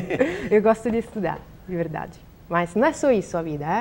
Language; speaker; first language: Portuguese; non-native, learner; Italian